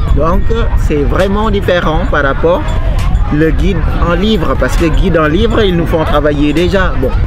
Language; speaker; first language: French; non-native, fluent; Balinese